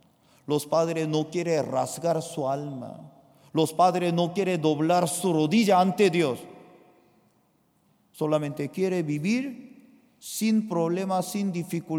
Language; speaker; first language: Spanish; non-native, fluent; Korean